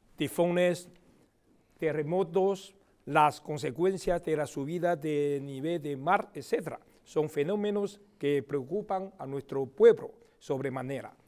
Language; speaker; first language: Spanish; non-native, fluent; Chinese